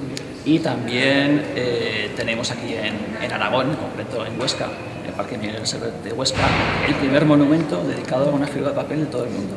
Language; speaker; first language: Spanish; native; Spanish